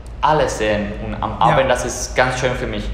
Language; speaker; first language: German; non-native, fluent; Spanish